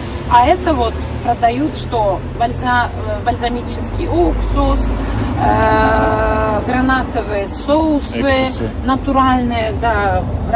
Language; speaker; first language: Russian; native; Russian